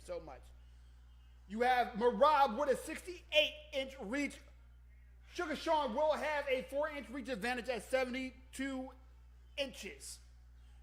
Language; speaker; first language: English; native; English